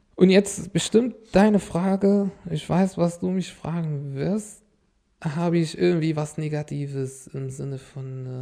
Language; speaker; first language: German; non-native, fluent; Arabic